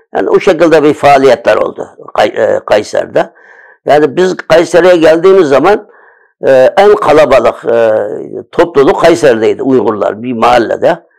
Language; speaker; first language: Turkish; early bilingual, other home language; Uyghur